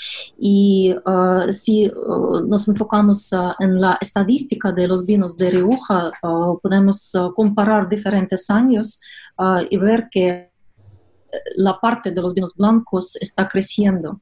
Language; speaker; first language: Spanish; non-native, fluent; Russian